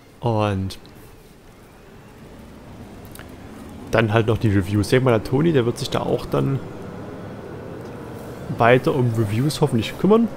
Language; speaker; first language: German; native; German